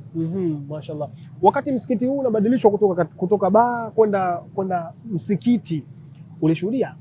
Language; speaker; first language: Swahili; native; Swahili